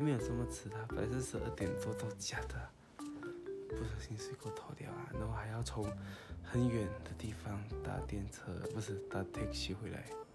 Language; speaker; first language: Chinese; non-native, learner; Japanese